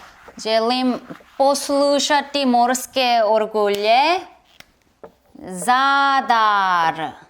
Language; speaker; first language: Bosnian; non-native, learner; Korean